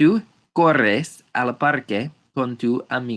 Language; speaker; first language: Spanish; non-native, fluent; English